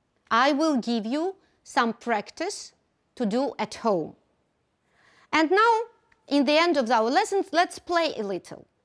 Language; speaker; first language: English; non-native, fluent; Ukrainian